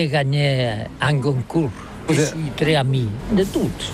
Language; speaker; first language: French; non-native, learner; Catalan